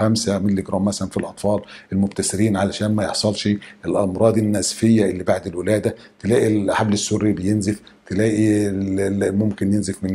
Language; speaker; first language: Arabic; native; Arabic